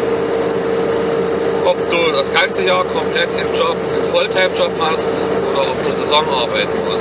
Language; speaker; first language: German; native; German